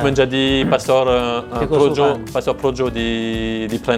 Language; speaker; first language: Indonesian; non-native, fluent; French